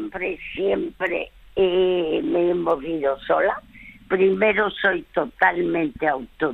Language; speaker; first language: Spanish; early bilingual, other home language; French